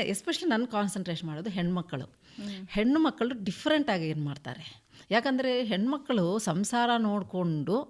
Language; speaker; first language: Kannada; non-native, local second language; Telugu